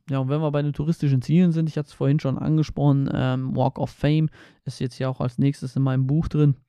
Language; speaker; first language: German; early bilingual, other home language; Polish